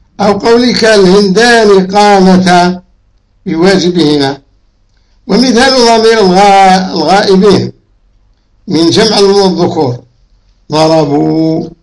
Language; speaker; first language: Arabic; native; Arabic